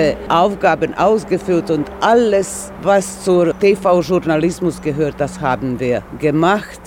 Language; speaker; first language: German; non-native, fluent; Serbian